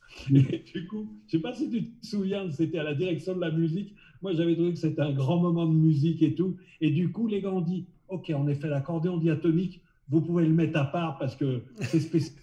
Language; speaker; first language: French; native; French